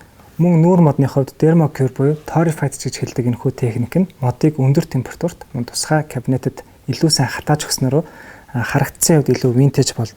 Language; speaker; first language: Mongolian; native; Mongolian